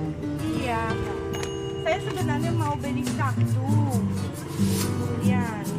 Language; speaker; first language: Indonesian; non-native, learner; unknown